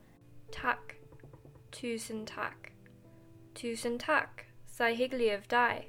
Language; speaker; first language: Norwegian; non-native, learner; English